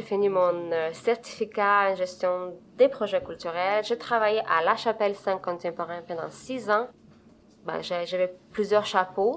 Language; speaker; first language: French; non-native, fluent; Romanian